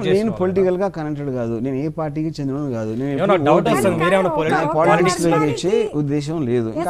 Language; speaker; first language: Telugu; native; Telugu